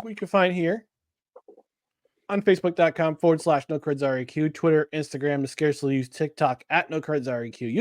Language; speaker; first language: English; native; English